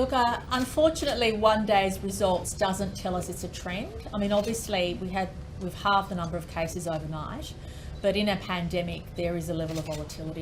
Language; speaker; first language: English; native; English